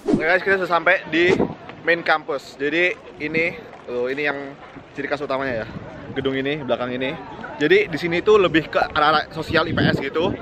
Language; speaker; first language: Indonesian; native; Indonesian